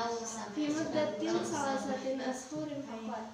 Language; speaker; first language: Arabic; non-native, learner; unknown